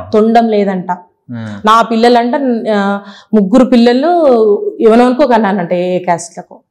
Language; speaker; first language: Telugu; native; Telugu